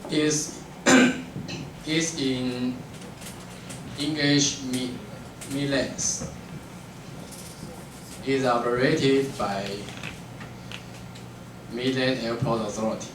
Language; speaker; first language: English; non-native, learner; Chinese